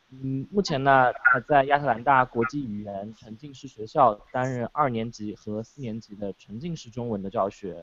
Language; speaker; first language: Chinese; native; Chinese